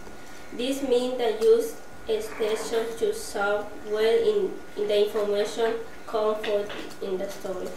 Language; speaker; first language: English; non-native, learner; Spanish